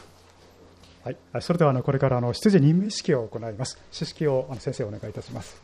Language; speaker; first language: Japanese; native; Japanese